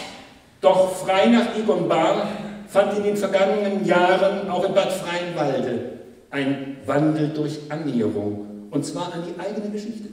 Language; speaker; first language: German; native; German